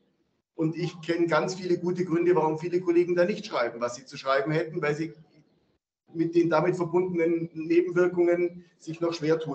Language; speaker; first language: German; native; German